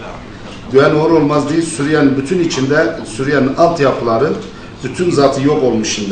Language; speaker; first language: Turkish; non-native, fluent; Arabic